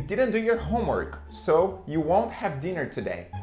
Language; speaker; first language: English; non-native, fluent; Portuguese